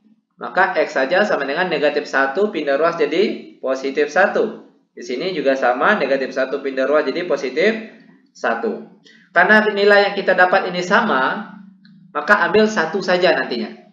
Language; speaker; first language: Indonesian; native; Indonesian